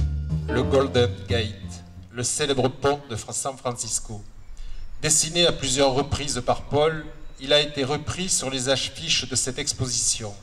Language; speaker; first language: French; native; French